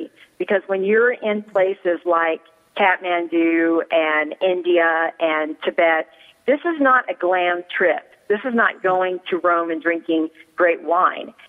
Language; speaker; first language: English; native; English